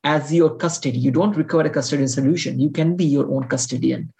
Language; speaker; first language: English; non-native, local second language; Bangla